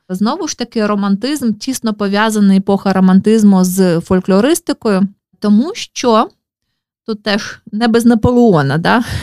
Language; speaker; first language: Ukrainian; non-native, local second language; Russian